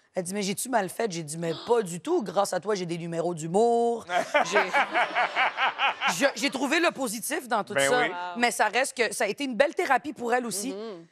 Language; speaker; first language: French; native; French